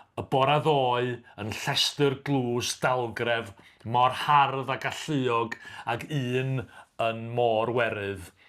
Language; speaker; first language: Welsh; native; Welsh